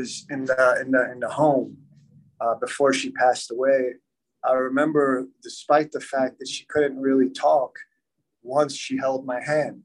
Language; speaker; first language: English; native; English